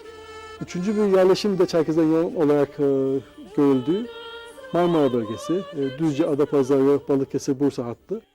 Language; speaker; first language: Turkish; native; Turkish